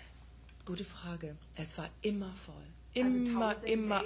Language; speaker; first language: German; non-native, fluent; English